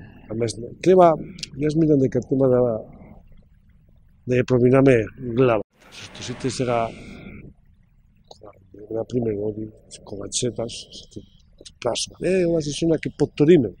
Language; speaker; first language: Macedonian; non-native, learner; Spanish